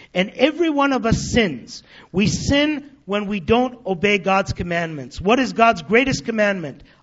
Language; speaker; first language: English; native; English